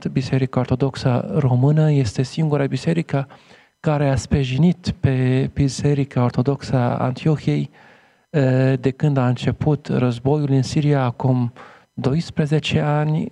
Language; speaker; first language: Romanian; non-native, fluent; Arabic